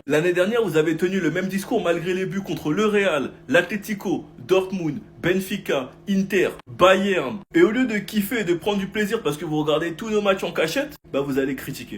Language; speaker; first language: French; native; French